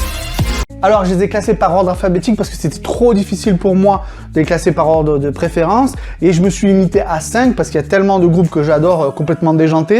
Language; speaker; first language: French; native; French